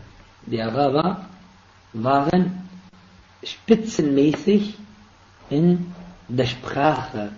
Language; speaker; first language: German; non-native, fluent; Arabic